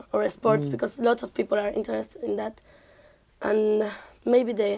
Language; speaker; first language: English; non-native, learner; Spanish